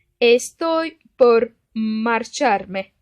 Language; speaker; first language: Spanish; non-native, fluent; Turkish